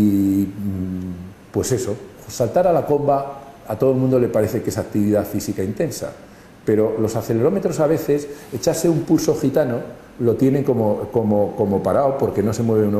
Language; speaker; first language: Spanish; native; Spanish